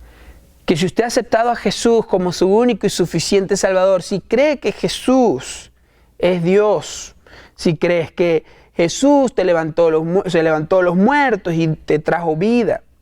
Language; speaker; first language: Spanish; native; Spanish